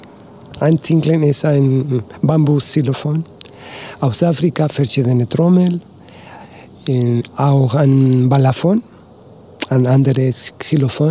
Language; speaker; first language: German; non-native, learner; Spanish